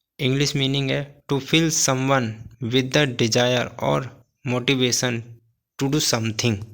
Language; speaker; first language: Hindi; native; Hindi